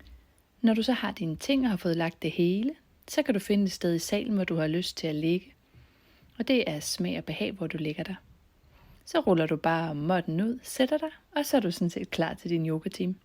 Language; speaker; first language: Danish; native; Danish